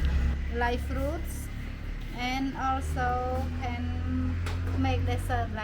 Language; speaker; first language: English; non-native, learner; Khmer